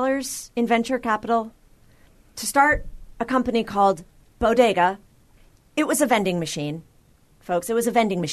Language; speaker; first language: English; native; English